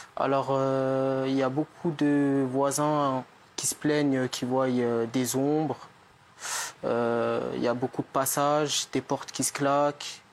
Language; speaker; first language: French; native; French